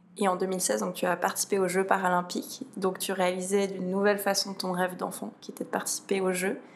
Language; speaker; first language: French; native; French